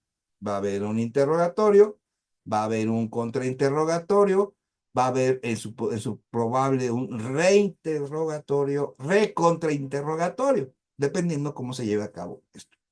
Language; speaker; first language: Spanish; native; Spanish